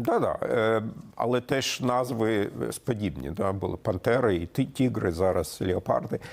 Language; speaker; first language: Ukrainian; non-native, fluent; German